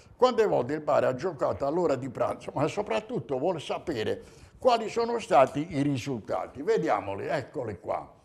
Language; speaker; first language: Italian; native; Italian